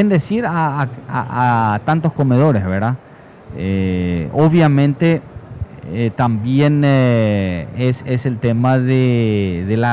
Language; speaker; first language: Spanish; native; Spanish